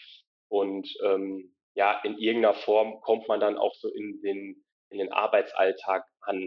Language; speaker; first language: German; native; German